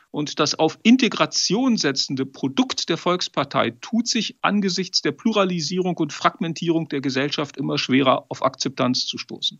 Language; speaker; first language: German; native; German